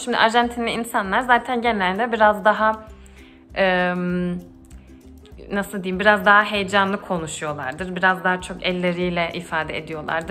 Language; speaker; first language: Turkish; early bilingual, heritage; Turkish